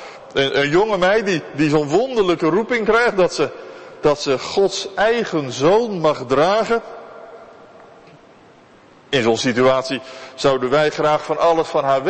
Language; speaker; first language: Dutch; native; Dutch